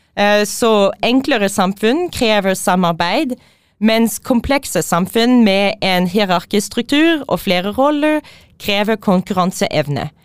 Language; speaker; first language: Norwegian; non-native, fluent; English